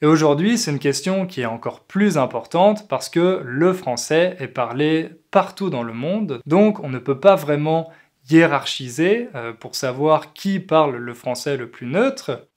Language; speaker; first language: French; native; French